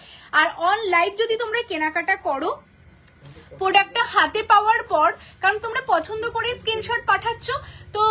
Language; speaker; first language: Bangla; native; Bangla